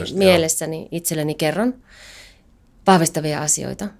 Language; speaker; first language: Finnish; native; Finnish